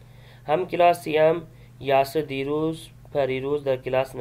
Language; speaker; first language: Persian; non-native, fluent; Urdu